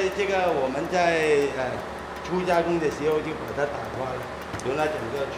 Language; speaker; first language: Chinese; native; Chinese